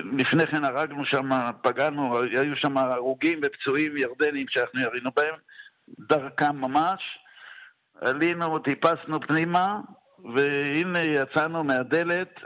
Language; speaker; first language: Hebrew; native; Hebrew